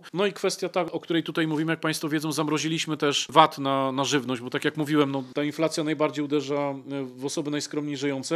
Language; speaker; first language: Polish; native; Polish